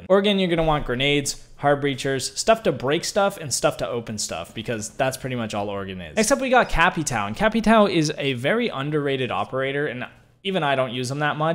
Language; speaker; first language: English; native; English